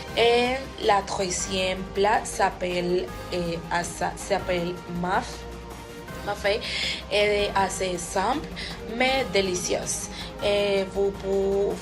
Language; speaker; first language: French; non-native, learner; Spanish